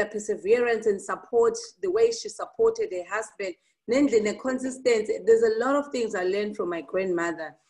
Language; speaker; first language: English; non-native, local second language; Zulu